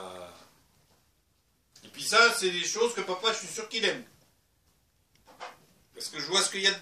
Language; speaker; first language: French; native; French